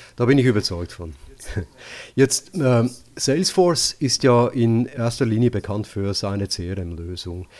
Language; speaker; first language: German; native; German